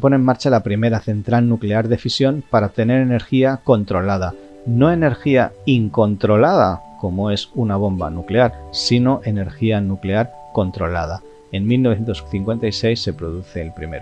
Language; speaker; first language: Spanish; native; Spanish